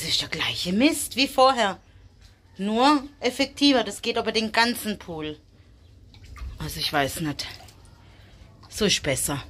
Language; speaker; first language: German; native; German